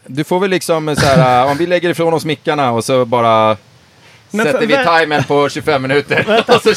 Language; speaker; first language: Swedish; native; Swedish